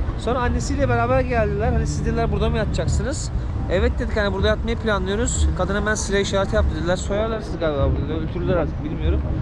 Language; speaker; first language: Turkish; native; Turkish